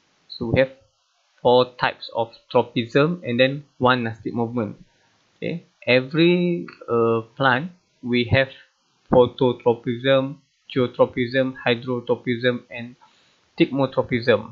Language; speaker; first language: English; non-native, local second language; Malay